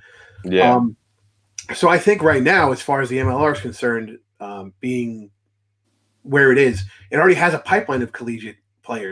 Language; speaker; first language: English; native; English